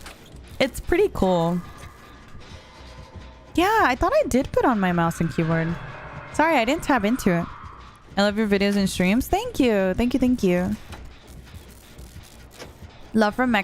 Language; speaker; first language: English; early bilingual, heritage; Spanish